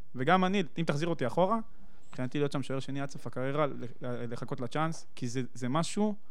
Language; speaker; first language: Hebrew; native; Hebrew